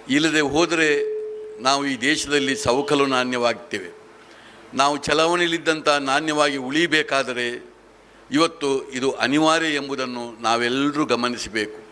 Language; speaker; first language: Kannada; non-native, local second language; Tulu